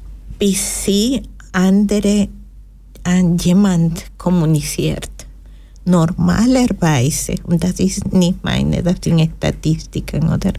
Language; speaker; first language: German; non-native, learner; Spanish